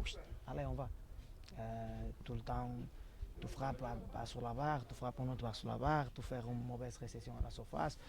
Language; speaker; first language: French; non-native, fluent; Portuguese